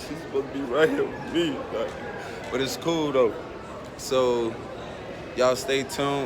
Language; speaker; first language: English; native; English